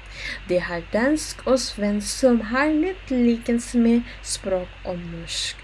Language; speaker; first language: Norwegian; non-native, learner; Filipino